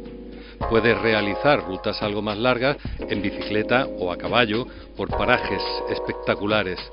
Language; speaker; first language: Spanish; native; Spanish